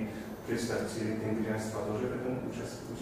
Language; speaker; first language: Russian; non-native, fluent; Polish